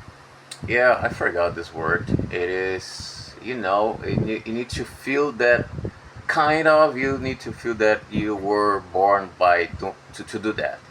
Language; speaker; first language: English; non-native, fluent; Portuguese